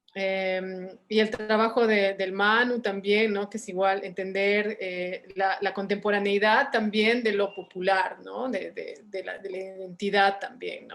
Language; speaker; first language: Spanish; native; Spanish